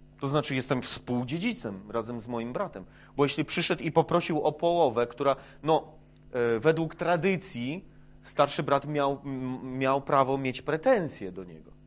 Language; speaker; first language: Polish; non-native, fluent; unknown